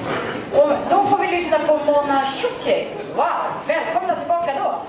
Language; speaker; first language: Swedish; native; Swedish